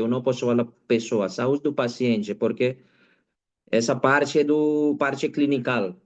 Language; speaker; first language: Portuguese; non-native, learner; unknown